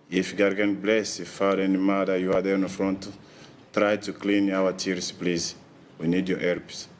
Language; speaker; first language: English; non-native, learner; Portuguese